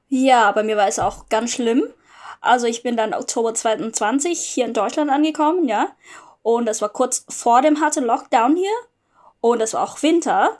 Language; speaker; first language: German; non-native, fluent; Vietnamese